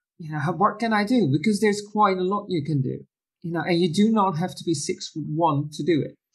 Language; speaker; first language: English; non-native, fluent; Dutch